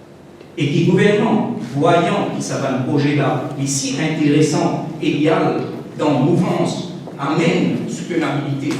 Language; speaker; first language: French; non-native, local second language; Morisyen